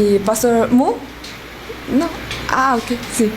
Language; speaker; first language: Spanish; non-native, learner; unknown